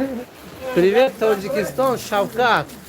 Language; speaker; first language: Russian; non-native, local second language; Tajik